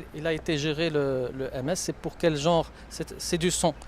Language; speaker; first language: French; non-native, local second language; Arabic